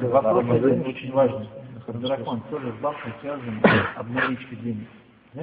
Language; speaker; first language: Russian; native; Russian